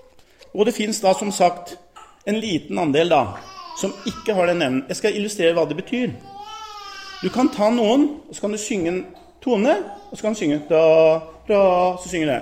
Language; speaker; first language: Norwegian; native; Norwegian